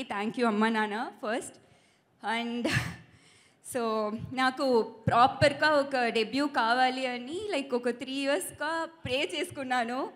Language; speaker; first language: Telugu; non-native, learner; Tamil